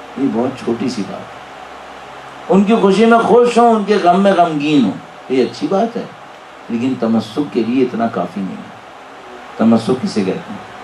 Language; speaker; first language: Urdu; native; Urdu